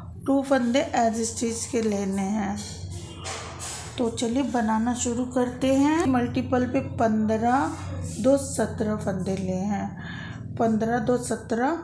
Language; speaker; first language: Hindi; native; Hindi